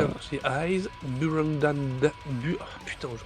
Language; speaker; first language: French; native; French